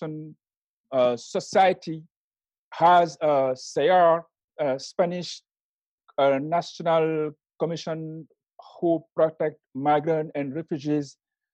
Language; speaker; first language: English; non-native, learner; Wolof